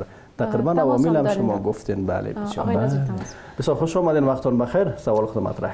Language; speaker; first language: Persian; native; Persian